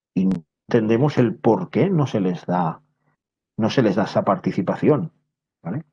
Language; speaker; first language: Spanish; non-native, local second language; Catalan